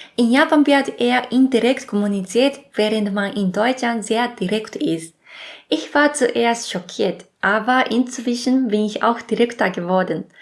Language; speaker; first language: German; non-native, fluent; Japanese